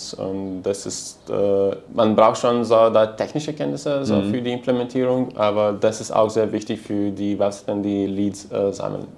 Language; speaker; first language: German; non-native, learner; Lithuanian